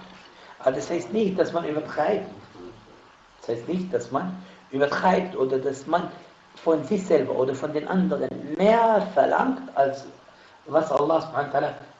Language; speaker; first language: German; non-native, fluent; Arabic